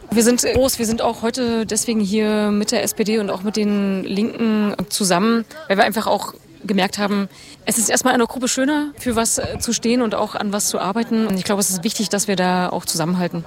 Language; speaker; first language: German; native; German